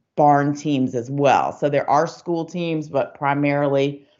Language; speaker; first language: English; native; English